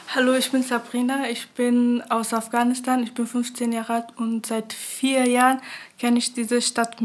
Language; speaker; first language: German; early bilingual, other home language; Pashto